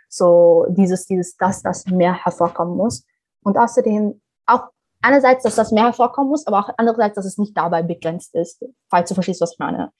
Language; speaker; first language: German; early bilingual, other home language; Somali